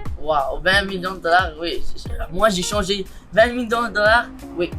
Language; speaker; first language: French; non-native, local second language; English